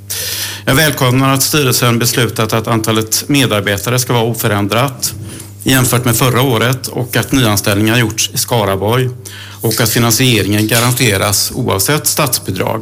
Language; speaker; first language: Swedish; native; Swedish